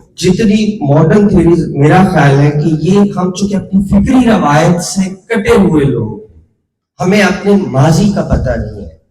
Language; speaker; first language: Urdu; non-native, local second language; Punjabi